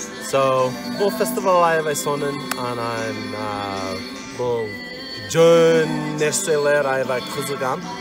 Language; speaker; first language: Kyrgyz; non-native, learner; English